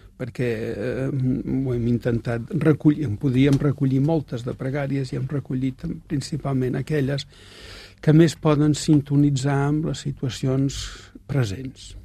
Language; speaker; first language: Catalan; native; Catalan